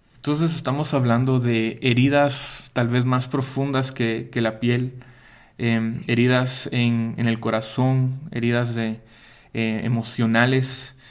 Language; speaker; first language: Spanish; early bilingual, heritage; Spanish